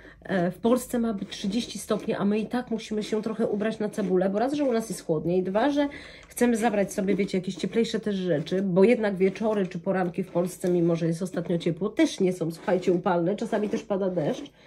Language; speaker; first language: Polish; native; Polish